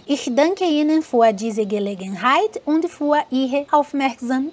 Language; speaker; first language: German; non-native, learner; Portuguese